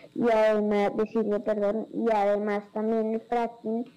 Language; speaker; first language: Spanish; native; Spanish